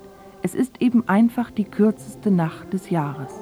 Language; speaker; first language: German; native; German